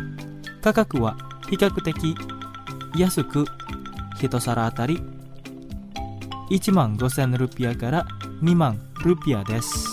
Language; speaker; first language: Japanese; non-native, fluent; Indonesian